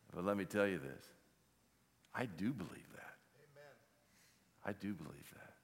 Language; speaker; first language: English; native; English